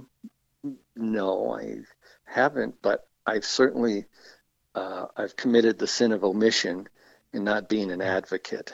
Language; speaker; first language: English; native; English